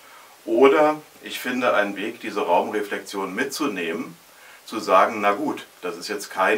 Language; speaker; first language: German; native; German